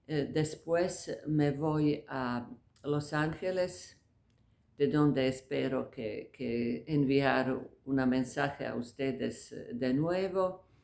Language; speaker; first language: Spanish; non-native, fluent; Croatian